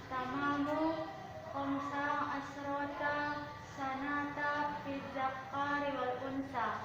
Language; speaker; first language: Arabic; non-native, learner; Indonesian